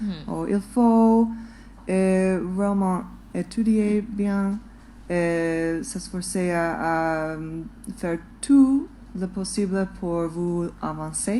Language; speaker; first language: French; non-native, fluent; English